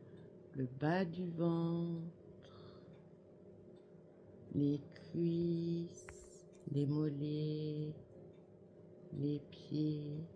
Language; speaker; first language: French; native; French